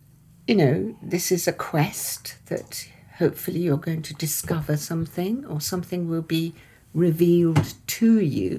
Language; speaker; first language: English; early bilingual, other home language; Persian